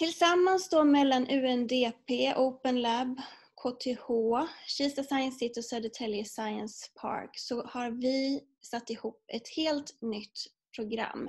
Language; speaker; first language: Swedish; native; Swedish